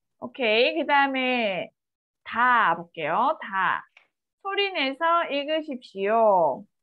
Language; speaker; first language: Korean; native; Korean